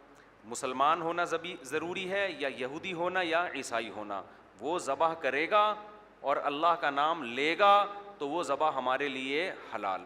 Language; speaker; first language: Urdu; native; Urdu